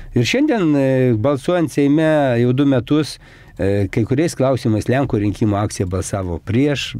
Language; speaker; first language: Lithuanian; native; Lithuanian